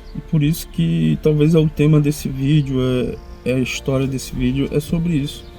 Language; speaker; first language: Portuguese; native; Portuguese